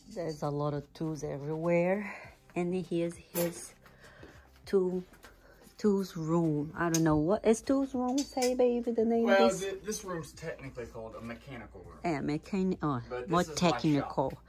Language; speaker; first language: English; non-native, fluent; Portuguese